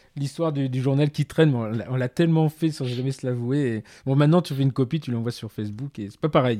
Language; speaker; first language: French; native; French